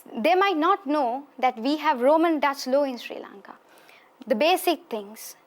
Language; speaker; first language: English; non-native, local second language; Sinhala